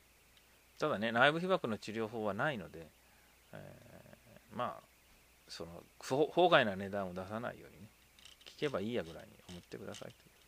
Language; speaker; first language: Japanese; native; Japanese